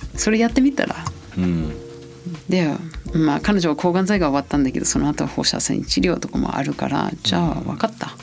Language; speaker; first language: Japanese; non-native, fluent; English